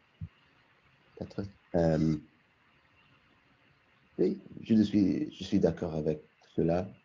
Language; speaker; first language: French; non-native, learner; English